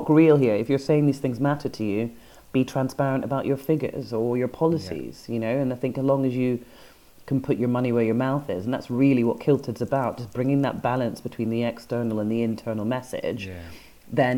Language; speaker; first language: English; native; English